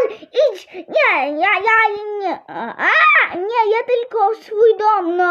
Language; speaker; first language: Polish; non-native, learner; Russian